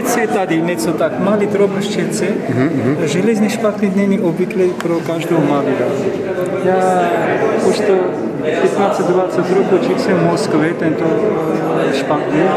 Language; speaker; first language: Czech; non-native, learner; Armenian